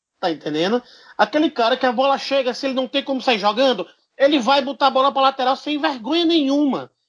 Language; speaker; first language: Portuguese; native; Portuguese